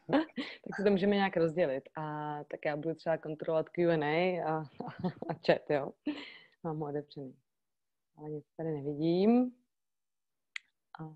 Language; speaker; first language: Czech; native; Czech